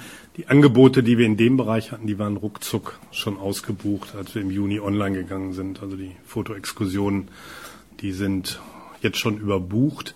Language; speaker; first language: German; native; German